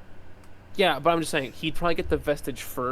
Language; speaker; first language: English; native; English